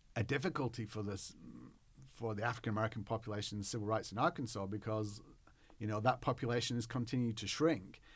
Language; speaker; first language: English; native; English